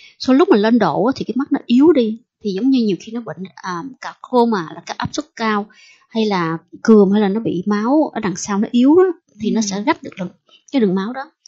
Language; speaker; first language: Vietnamese; early bilingual, heritage; Vietnamese